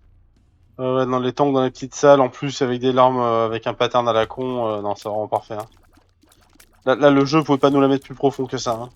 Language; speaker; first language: French; native; French